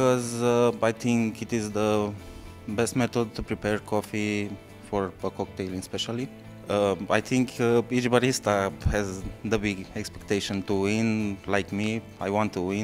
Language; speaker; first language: English; non-native, learner; Romanian